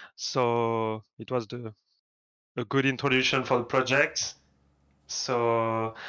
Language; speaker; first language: English; non-native, fluent; French